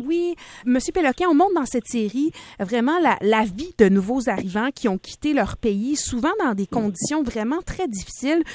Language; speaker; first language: French; native; French